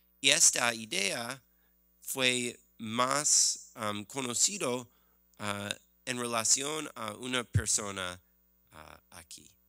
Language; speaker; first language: Spanish; non-native, learner; English